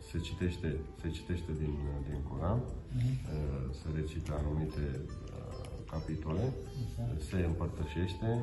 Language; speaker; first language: Romanian; non-native, local second language; Crimean Tatar